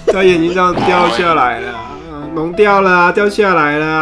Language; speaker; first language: Chinese; native; Chinese